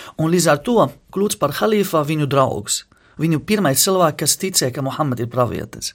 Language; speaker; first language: Latvian; non-native, fluent; Arabic